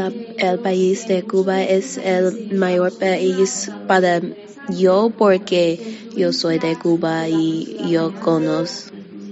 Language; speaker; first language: Spanish; early bilingual, heritage; Spanish